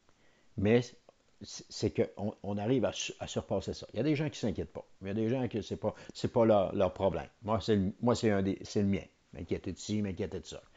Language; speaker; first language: French; native; French